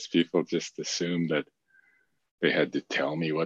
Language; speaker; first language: English; native; English